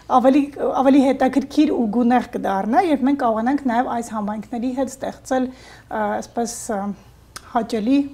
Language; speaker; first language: Armenian; native; Armenian